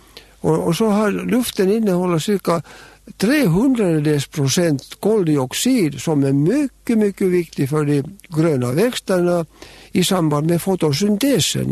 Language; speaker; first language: Swedish; native; Swedish